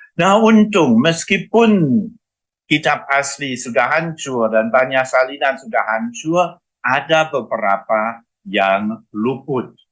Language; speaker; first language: Indonesian; non-native, fluent; German